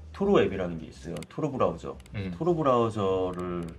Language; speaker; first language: Korean; native; Korean